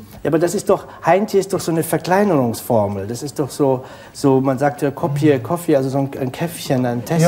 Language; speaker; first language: German; native; German